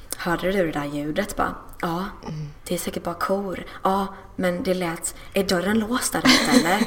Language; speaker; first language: Swedish; early bilingual, other home language; English